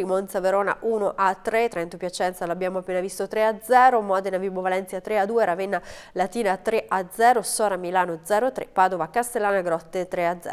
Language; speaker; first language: Italian; native; Italian